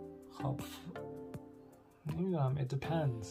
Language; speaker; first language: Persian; early bilingual, heritage; Persian